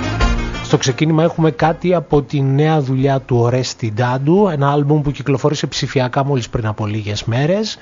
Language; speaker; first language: Greek; native; Greek